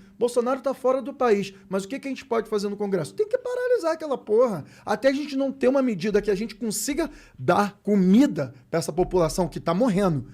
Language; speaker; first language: Portuguese; native; Portuguese